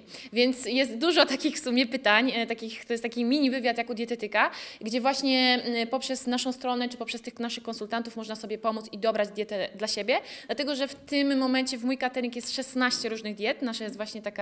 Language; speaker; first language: Polish; native; Polish